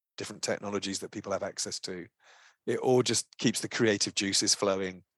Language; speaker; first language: English; native; English